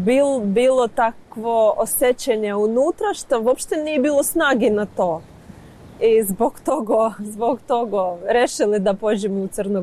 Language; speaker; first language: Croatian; non-native, learner; Ukrainian